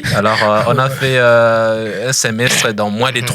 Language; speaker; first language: French; non-native, local second language; Lingala